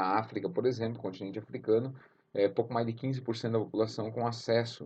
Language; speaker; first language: Portuguese; native; Portuguese